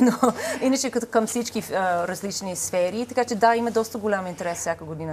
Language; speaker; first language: Bulgarian; non-native, fluent; English